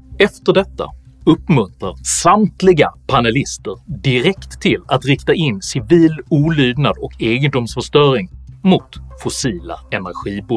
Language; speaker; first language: Swedish; native; Swedish